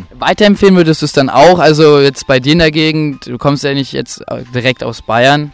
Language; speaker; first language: German; native; German